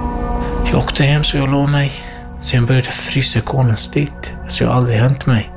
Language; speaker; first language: Swedish; non-native, learner; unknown